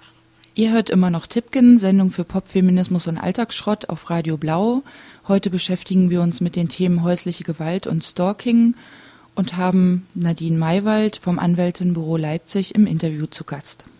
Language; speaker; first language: German; native; German